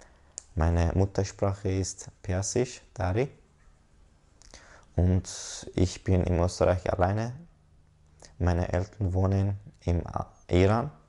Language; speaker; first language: German; non-native, learner; Persian